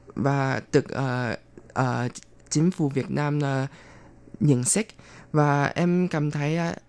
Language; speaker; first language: Vietnamese; non-native, fluent; Chinese